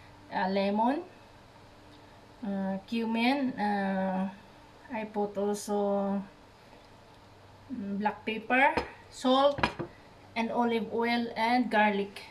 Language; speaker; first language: English; non-native, learner; Cebuano